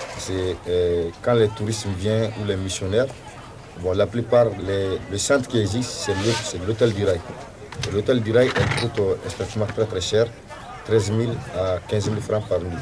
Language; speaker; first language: French; non-native, local second language; Soninke